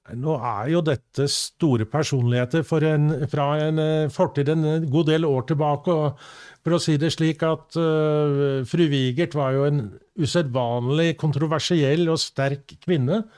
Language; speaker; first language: Norwegian; native; Norwegian